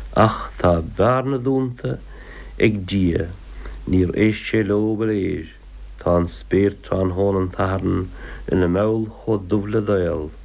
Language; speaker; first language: Irish; native; Irish